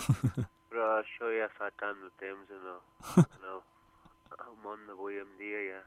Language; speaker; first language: Catalan; early bilingual, heritage; Catalan